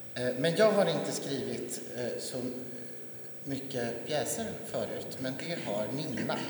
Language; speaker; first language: Swedish; native; Swedish